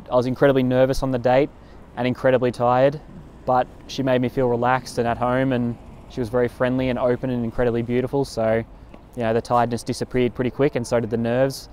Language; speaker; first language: English; native; English